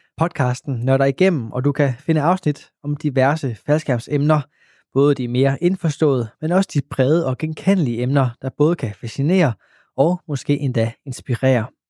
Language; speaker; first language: Danish; native; Danish